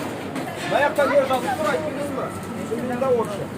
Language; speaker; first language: Kazakh; native; Kazakh